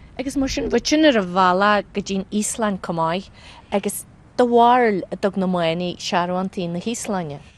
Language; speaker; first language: Irish; native; Irish